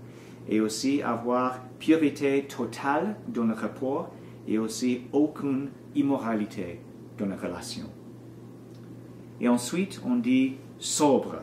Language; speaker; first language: French; non-native, learner; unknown